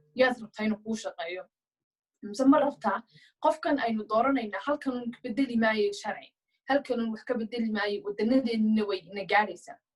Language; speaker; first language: Somali; early bilingual, heritage; Somali